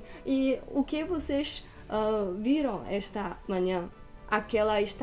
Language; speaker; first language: Portuguese; non-native, fluent; Chinese